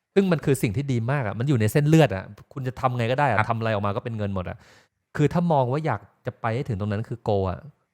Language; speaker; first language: Thai; native; Thai